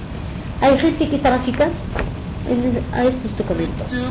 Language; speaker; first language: Spanish; non-native, fluent; Arabic